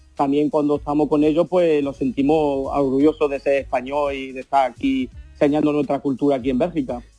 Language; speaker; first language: Spanish; early bilingual, heritage; Spanish